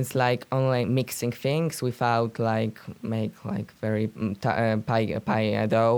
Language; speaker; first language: English; non-native, learner; Polish